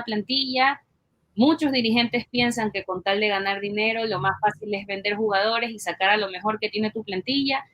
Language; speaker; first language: Spanish; native; Spanish